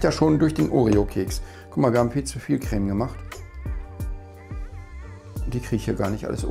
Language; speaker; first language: German; native; German